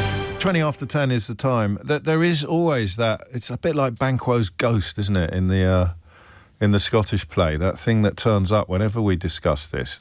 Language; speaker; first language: English; native; English